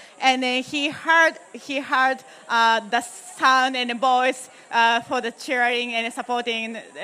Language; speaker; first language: English; non-native, fluent; Japanese